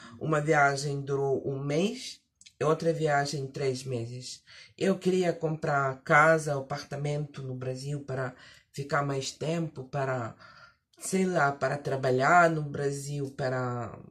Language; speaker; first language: Portuguese; early bilingual, heritage; Portuguese